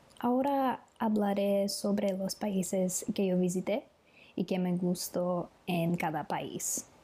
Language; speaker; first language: Spanish; non-native, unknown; English